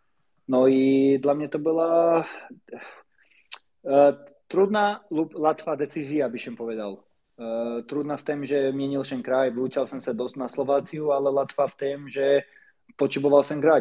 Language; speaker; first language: Polish; non-native, learner; Slovak